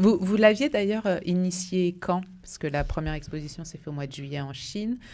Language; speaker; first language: French; native; French